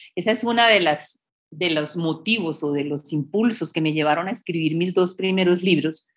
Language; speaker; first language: Spanish; native; Spanish